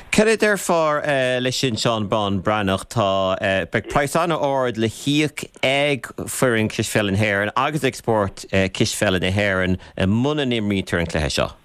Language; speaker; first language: Irish; native; Irish